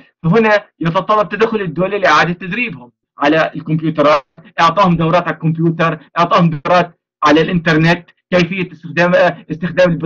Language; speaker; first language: Arabic; native; Arabic